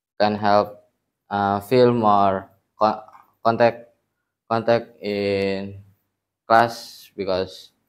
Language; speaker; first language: English; non-native, learner; Indonesian